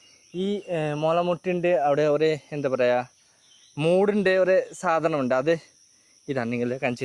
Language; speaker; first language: Malayalam; non-native, learner; Bangla